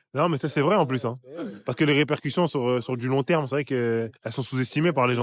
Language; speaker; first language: French; native; French